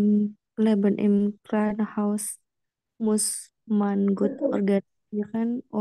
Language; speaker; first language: German; non-native, learner; Indonesian